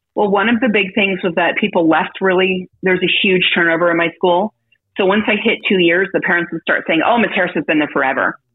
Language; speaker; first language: English; native; English